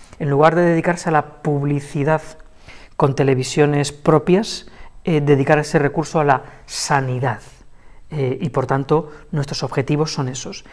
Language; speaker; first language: Spanish; native; Spanish